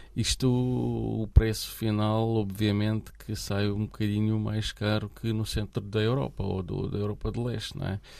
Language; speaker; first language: Portuguese; non-native, fluent; Romanian